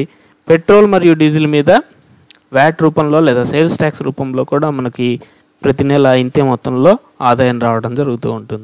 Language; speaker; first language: Telugu; native; Telugu